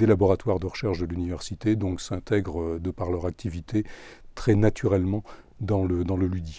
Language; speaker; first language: French; native; French